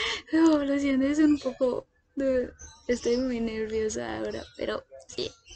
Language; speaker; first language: Spanish; non-native, learner; Indonesian